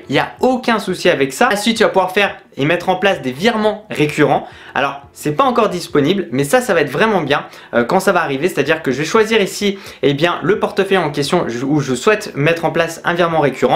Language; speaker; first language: French; native; French